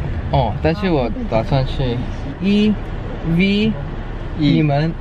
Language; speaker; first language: Chinese; non-native, learner; Thai